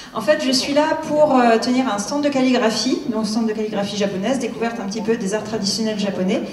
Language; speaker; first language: French; native; French